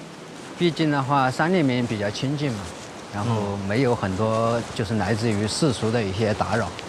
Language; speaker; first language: Chinese; native; Chinese